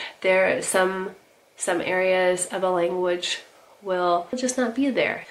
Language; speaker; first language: English; native; English